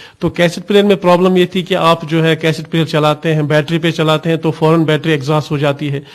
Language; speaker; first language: Urdu; non-native, local second language; Kashmiri